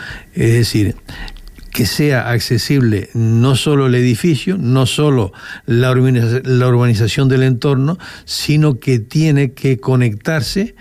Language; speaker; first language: Spanish; native; Spanish